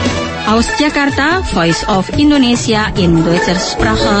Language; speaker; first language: German; non-native, fluent; Indonesian